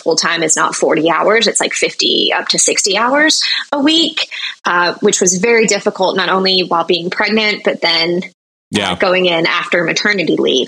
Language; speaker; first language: English; native; English